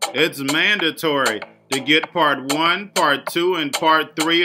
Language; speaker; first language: English; native; English